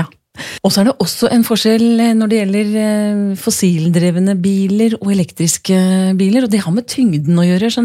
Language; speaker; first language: Norwegian; native; Norwegian